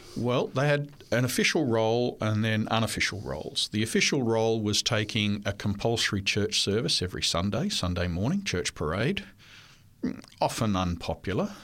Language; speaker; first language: English; non-native, local second language; French